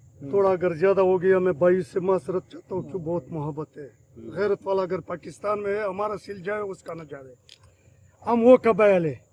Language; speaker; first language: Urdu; non-native, local second language; Pashto